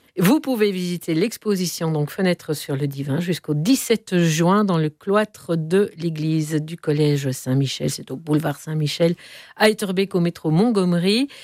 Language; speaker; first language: French; native; French